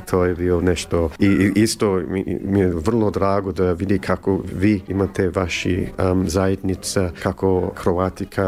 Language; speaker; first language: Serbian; early bilingual, heritage; Croatian